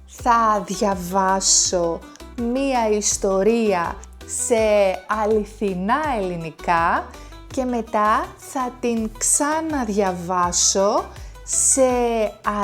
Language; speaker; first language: Greek; native; Greek